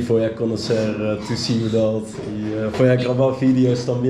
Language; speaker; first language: Spanish; non-native, learner; Dutch